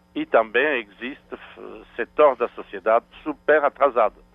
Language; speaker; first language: Portuguese; non-native, fluent; French